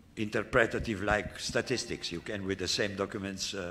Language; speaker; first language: English; non-native, fluent; Romanian